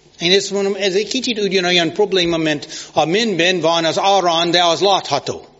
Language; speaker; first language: Hungarian; non-native, learner; English